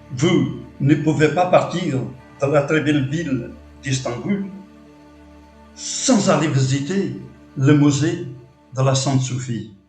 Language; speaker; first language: French; non-native, fluent; Portuguese